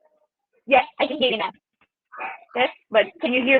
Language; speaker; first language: English; non-native, fluent; Spanish